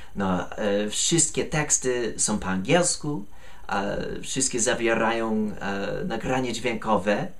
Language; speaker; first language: Polish; non-native, fluent; English